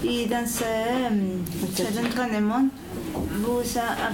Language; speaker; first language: French; non-native, learner; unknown